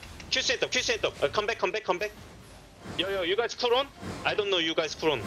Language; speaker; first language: English; non-native, learner; Korean